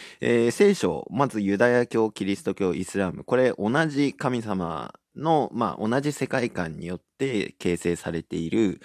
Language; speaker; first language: Japanese; native; Japanese